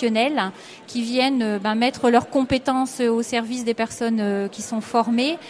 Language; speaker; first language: French; native; French